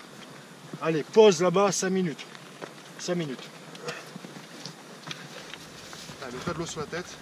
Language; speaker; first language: French; native; French